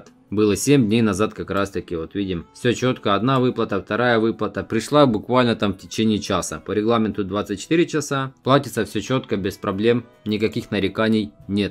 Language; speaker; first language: Russian; native; Russian